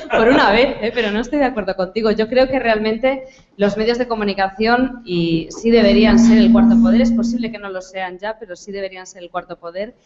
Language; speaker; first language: Spanish; non-native, local second language; Galician